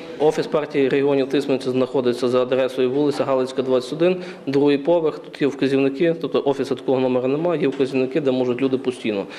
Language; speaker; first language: Ukrainian; native; Ukrainian